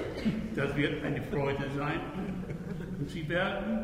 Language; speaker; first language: German; non-native, fluent; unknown